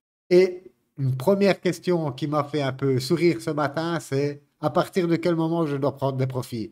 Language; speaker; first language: French; native; French